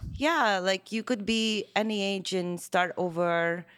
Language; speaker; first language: English; non-native, fluent; Hungarian